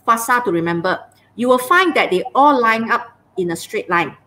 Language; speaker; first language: English; non-native, local second language; Malay